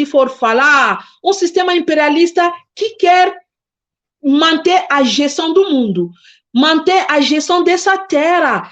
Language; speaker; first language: Portuguese; non-native, fluent; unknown